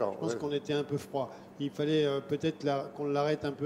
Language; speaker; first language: French; native; French